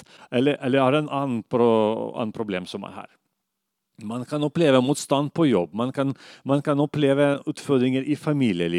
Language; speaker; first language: Norwegian; non-native, fluent; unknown